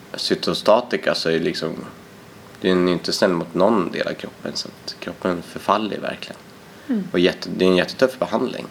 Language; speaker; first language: Swedish; native; Swedish